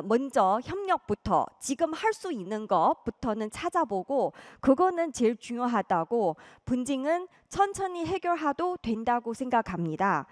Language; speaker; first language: Korean; non-native, fluent; Chinese